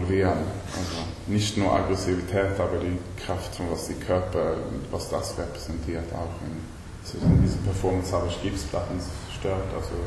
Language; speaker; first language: German; non-native, learner; Swedish